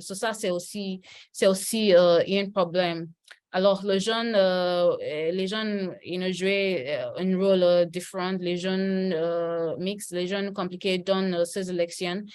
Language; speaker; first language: French; non-native, learner; Yoruba